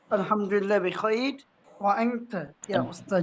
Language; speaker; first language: Arabic; non-native, learner; Bangla